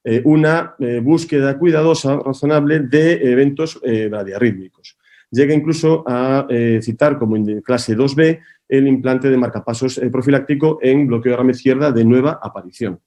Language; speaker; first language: Spanish; native; Spanish